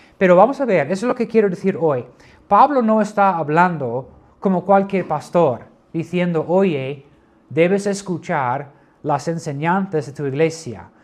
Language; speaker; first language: Spanish; non-native, fluent; English